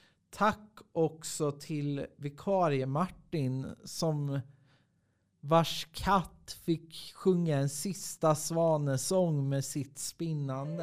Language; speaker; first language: Swedish; native; Swedish